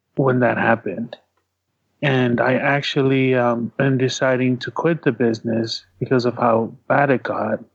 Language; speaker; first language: English; early bilingual, other home language; Tongan